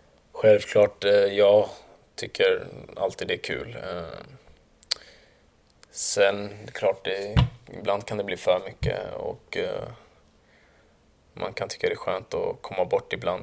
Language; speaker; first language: Swedish; early bilingual, other home language; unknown